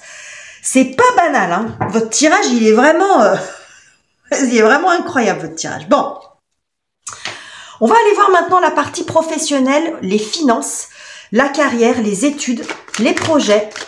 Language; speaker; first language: French; native; French